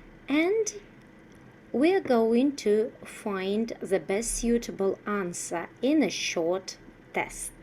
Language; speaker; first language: English; non-native, fluent; Russian